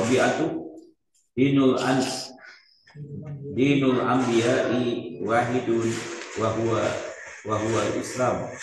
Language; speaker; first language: Arabic; non-native, learner; Indonesian